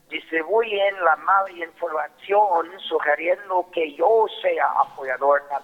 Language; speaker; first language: Spanish; non-native, fluent; English